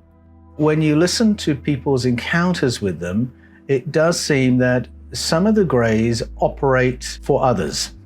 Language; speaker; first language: English; native; English